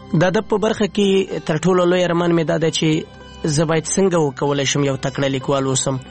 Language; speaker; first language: Pashto; non-native, local second language; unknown